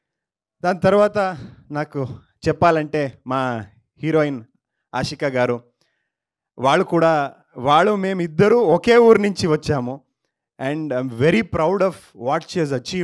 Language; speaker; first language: Telugu; non-native, learner; Kannada